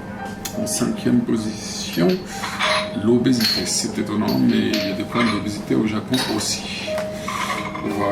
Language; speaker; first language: French; non-native, fluent; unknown